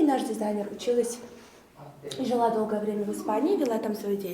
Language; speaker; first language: Russian; native; Russian